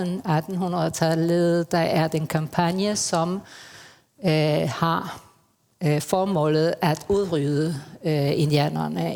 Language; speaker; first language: Danish; early bilingual, heritage; Spanish